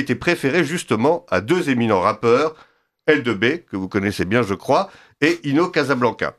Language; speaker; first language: French; native; French